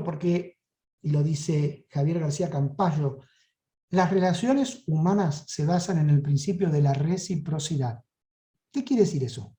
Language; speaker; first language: Spanish; native; Spanish